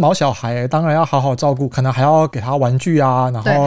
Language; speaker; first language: Chinese; native; Chinese